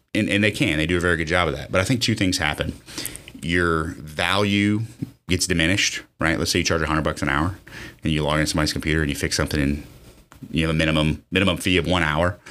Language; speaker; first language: English; native; English